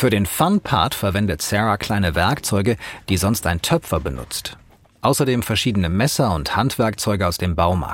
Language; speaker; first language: German; native; German